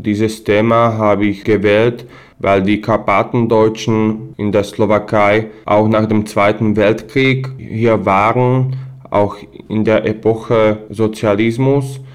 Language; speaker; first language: German; non-native, fluent; Slovak